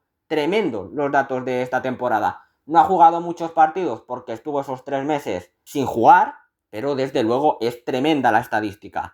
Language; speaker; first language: Spanish; native; Spanish